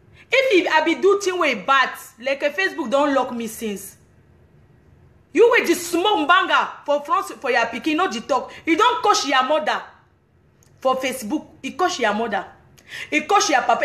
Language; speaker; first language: English; non-native, local second language; French